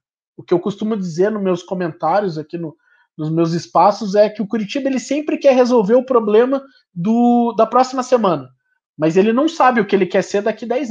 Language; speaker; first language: Portuguese; native; Portuguese